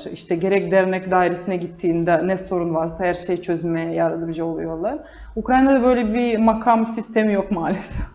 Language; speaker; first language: Turkish; non-native, fluent; Russian